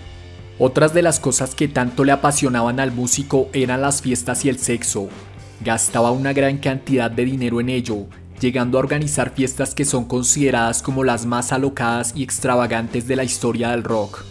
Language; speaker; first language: Spanish; native; Spanish